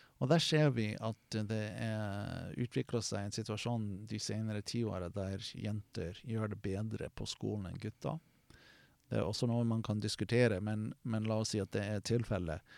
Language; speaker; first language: Norwegian; non-native, fluent; English